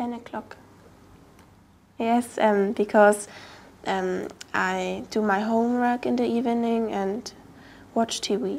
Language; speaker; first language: English; non-native, learner; German